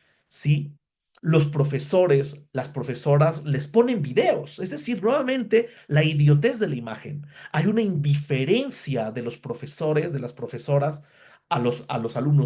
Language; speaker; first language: Spanish; native; Spanish